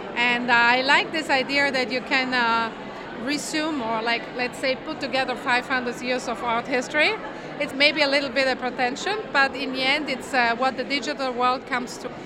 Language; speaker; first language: English; non-native, fluent; Italian